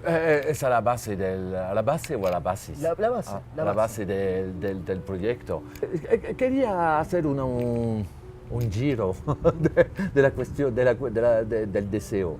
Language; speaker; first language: Spanish; non-native, learner; French